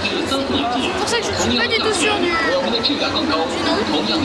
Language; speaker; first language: French; native; French